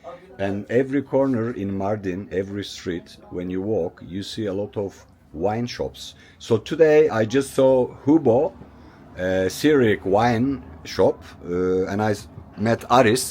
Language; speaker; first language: English; non-native, fluent; Turkish